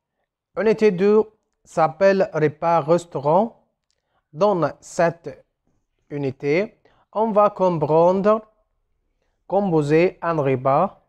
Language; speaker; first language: French; non-native, fluent; Arabic